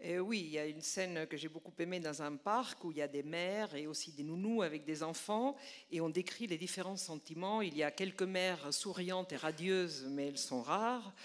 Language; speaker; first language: French; non-native, fluent; Spanish